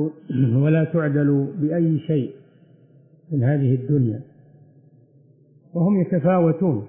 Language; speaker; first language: Arabic; native; Arabic